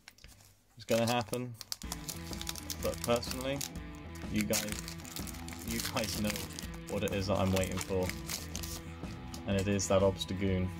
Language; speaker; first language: English; native; English